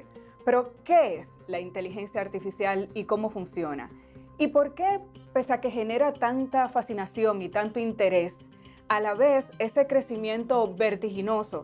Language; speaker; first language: Spanish; native; Spanish